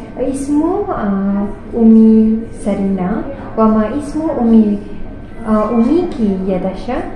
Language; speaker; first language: Arabic; non-native, learner; Malay